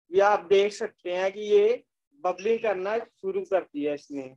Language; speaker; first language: Hindi; native; Hindi